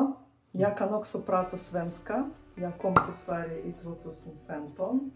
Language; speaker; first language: Swedish; non-native, fluent; Russian